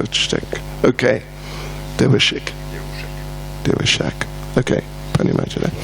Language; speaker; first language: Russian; non-native, learner; English